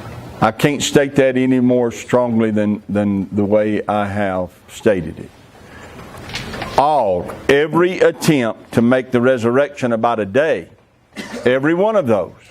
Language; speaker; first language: English; native; English